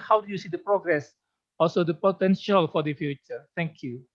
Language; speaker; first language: English; non-native, fluent; Indonesian